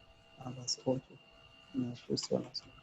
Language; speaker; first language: Spanish; non-native, learner; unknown